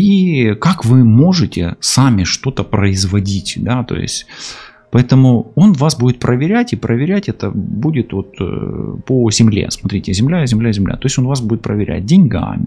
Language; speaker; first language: Russian; non-native, local second language; Ukrainian